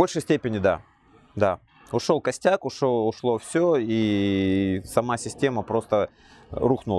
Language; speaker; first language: Russian; native; Russian